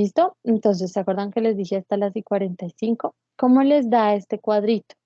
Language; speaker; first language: Spanish; native; Spanish